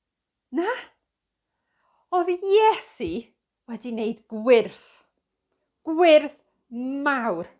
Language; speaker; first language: Welsh; non-native, fluent; English